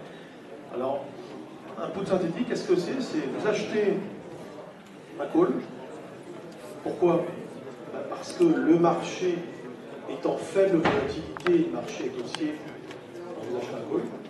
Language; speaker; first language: French; native; French